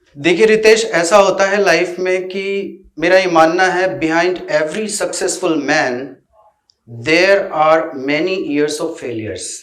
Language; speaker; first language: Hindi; native; Hindi